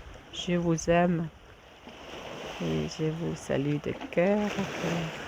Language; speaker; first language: French; non-native, fluent; German